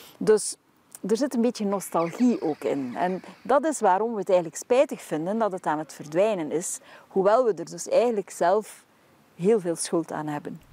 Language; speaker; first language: Dutch; native; Dutch